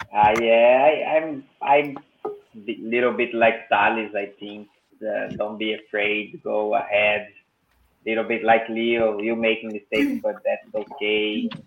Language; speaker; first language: English; non-native, learner; Portuguese